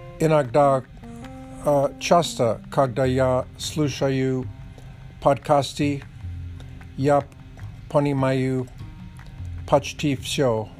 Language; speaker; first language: Russian; non-native, learner; English